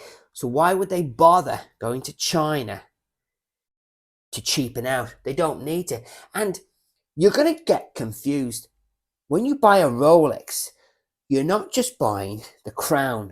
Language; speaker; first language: English; native; English